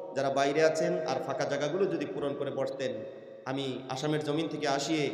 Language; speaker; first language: Bangla; non-native, local second language; Assamese